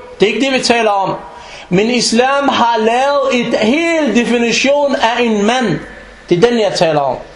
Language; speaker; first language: Danish; non-native, fluent; Arabic